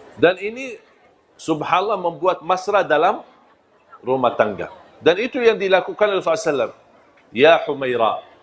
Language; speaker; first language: Malay; non-native, fluent; Arabic